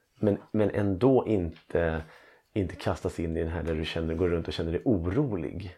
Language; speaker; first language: Swedish; native; Swedish